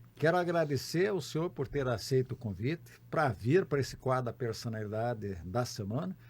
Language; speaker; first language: Portuguese; native; Portuguese